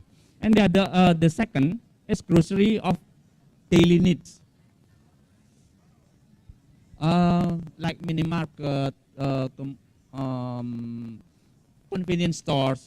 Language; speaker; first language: English; non-native, fluent; Indonesian